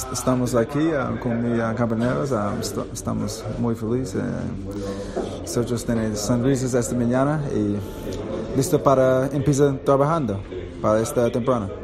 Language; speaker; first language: Spanish; non-native, learner; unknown